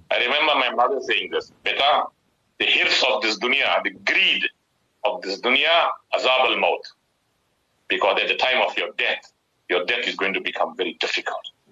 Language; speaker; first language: English; native; English